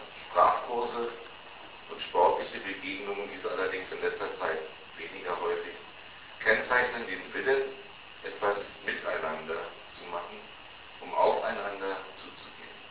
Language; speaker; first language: German; native; German